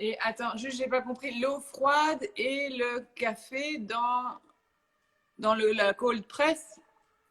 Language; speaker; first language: French; native; French